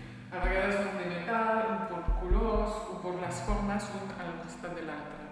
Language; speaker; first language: Catalan; non-native, learner; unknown